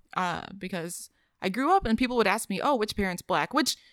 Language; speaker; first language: English; native; English